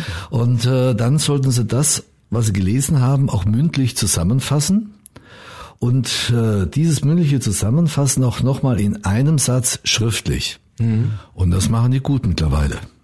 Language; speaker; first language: German; native; German